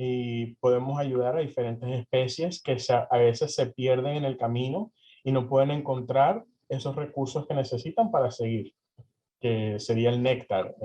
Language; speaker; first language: Spanish; early bilingual, heritage; Spanish